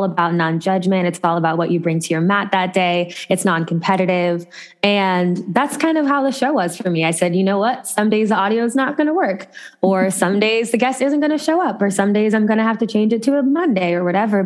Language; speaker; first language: English; native; English